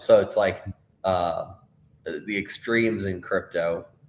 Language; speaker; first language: English; native; English